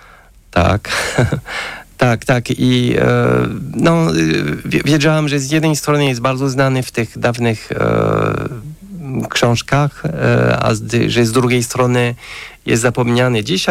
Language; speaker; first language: Polish; non-native, fluent; French